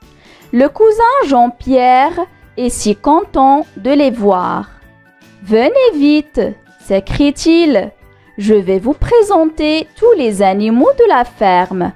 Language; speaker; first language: French; non-native, local second language; Arabic